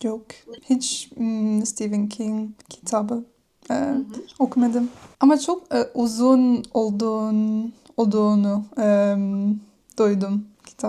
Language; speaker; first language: Turkish; non-native, learner; English